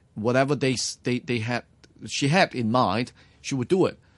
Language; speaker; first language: English; non-native, local second language; Cantonese